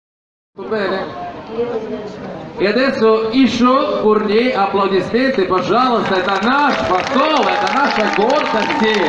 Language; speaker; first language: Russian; non-native, fluent; Italian